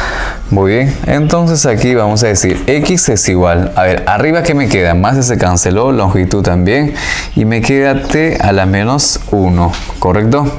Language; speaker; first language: Spanish; native; Spanish